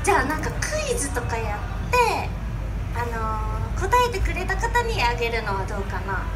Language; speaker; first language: Japanese; native; Japanese